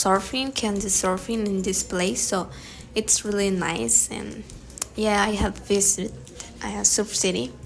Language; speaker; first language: English; non-native, learner; Spanish